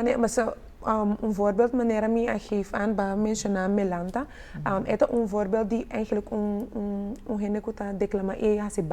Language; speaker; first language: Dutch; non-native, local second language; Papiamento